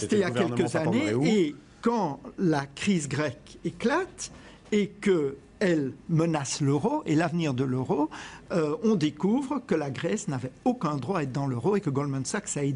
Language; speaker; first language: French; native; French